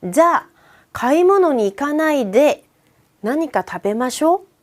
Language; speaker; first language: Japanese; non-native, fluent; Korean